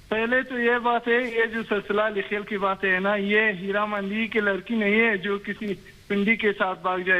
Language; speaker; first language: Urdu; non-native, fluent; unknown